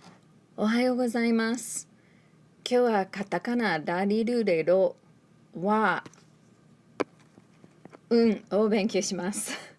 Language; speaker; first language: Japanese; non-native, fluent; English